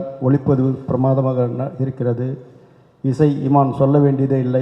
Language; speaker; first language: Tamil; native; Tamil